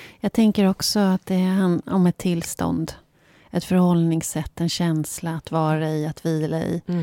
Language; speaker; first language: Swedish; native; Swedish